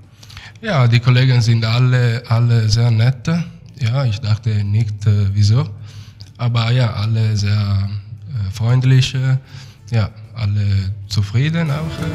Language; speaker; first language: German; non-native, learner; Italian